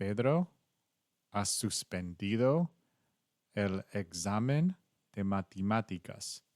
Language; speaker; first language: Spanish; non-native, learner; English